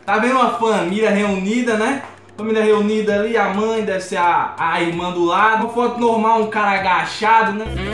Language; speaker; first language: Portuguese; native; Portuguese